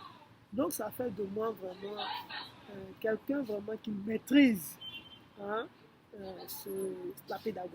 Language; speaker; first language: French; non-native, fluent; Yoruba